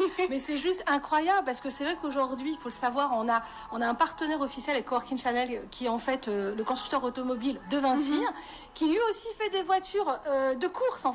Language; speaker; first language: French; native; French